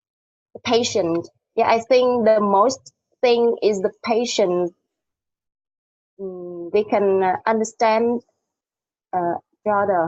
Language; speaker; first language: English; non-native, learner; Vietnamese